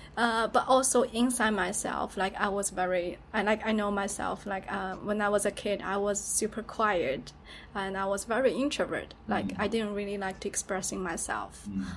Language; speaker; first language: English; non-native, fluent; Chinese